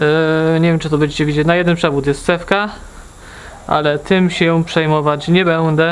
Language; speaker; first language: Polish; native; Polish